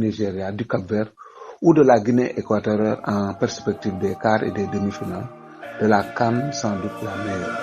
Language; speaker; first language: French; non-native, local second language; Wolof